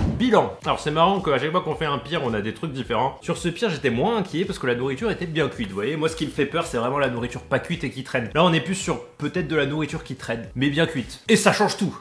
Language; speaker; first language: French; native; French